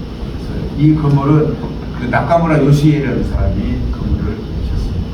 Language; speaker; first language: Korean; native; Korean